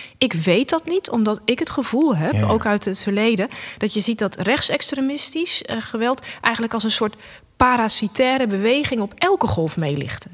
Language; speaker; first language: Dutch; native; Dutch